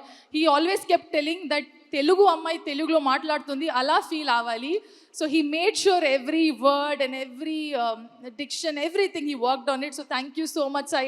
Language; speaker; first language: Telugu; non-native, learner; Kannada